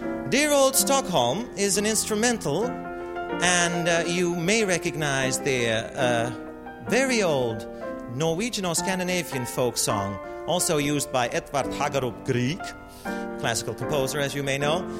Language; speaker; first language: English; non-native, fluent; Dutch